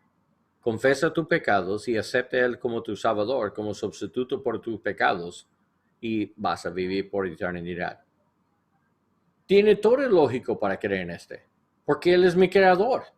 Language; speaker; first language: Spanish; non-native, learner; English